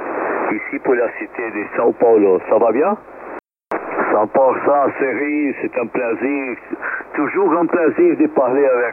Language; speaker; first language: French; non-native, learner; Portuguese